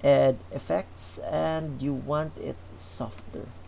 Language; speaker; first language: English; non-native, local second language; Filipino